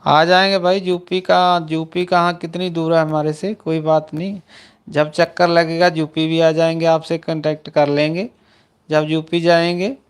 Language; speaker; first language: Hindi; non-native, local second language; Punjabi